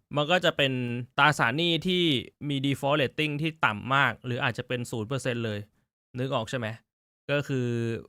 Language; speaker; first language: Thai; native; Thai